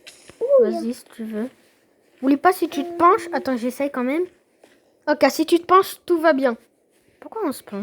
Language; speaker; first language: French; native; French